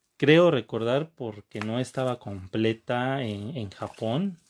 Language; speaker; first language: Spanish; native; Spanish